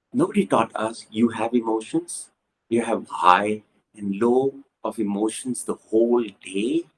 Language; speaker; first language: English; non-native, local second language; Punjabi